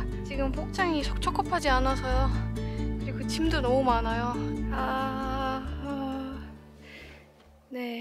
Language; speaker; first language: Korean; non-native, fluent; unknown